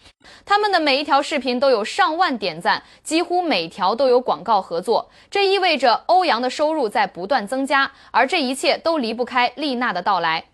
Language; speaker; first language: Chinese; native; Chinese